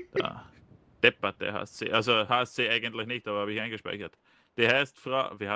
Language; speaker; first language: German; native; German